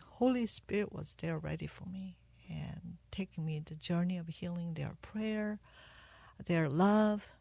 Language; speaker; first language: English; non-native, fluent; Korean